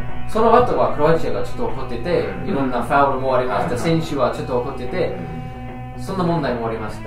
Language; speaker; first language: Japanese; non-native, fluent; English